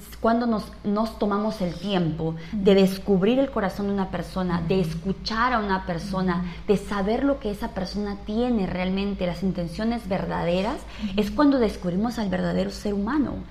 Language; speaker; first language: Spanish; early bilingual, heritage; Spanish